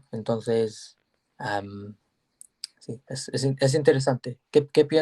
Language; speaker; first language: Spanish; non-native, learner; English